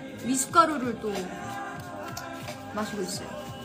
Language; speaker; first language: Korean; native; Korean